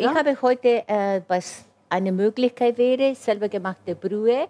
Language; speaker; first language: German; non-native, fluent; Italian